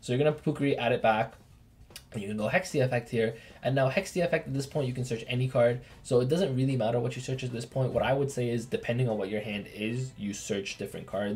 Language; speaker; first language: English; native; English